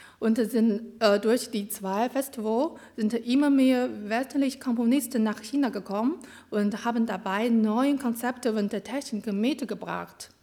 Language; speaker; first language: German; non-native, learner; Chinese